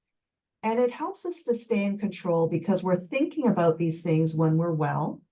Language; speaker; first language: English; native; English